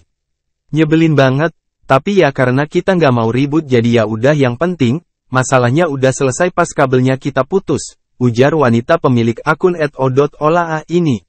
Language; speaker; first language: Indonesian; native; Indonesian